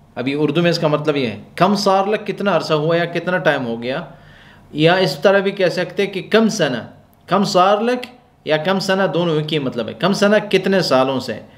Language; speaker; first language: Urdu; non-native, local second language; Pashto